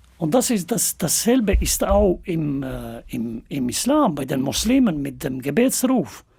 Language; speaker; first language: German; non-native, fluent; Albanian